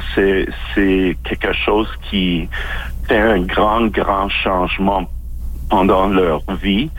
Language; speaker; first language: French; non-native, local second language; English